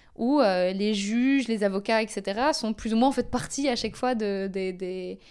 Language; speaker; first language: French; native; French